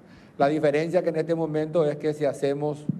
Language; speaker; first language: Spanish; native; Spanish